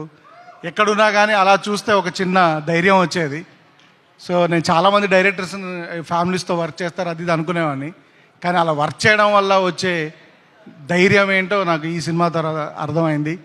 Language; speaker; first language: Telugu; native; Telugu